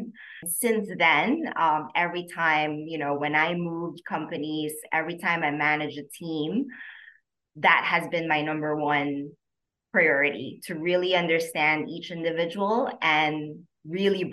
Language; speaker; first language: English; non-native, local second language; Filipino